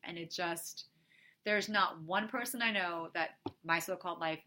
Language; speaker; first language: English; early bilingual, other home language; Portuguese